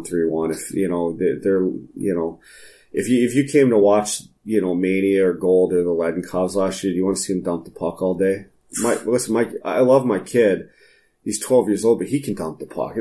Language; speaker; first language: English; native; English